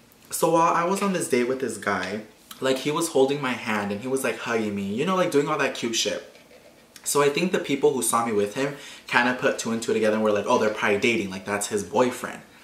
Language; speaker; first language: English; early bilingual, other home language; Spanish